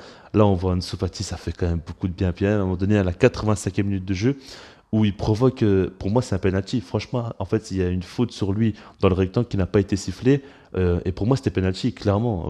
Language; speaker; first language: French; native; French